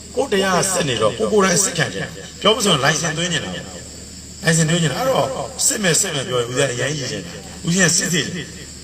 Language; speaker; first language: Burmese; native; Burmese